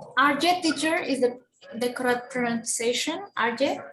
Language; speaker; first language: English; non-native, learner; Spanish